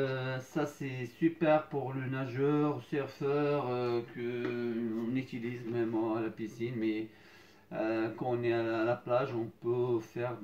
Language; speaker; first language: French; non-native, fluent; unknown